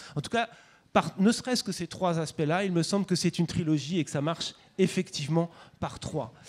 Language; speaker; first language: French; native; French